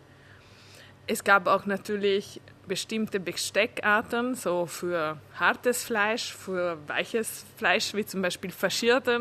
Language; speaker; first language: German; early bilingual, heritage; German